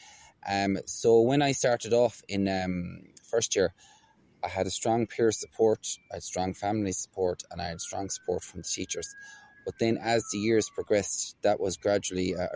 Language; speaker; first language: English; native; English